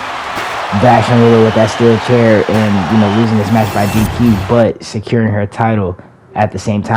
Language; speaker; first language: English; native; English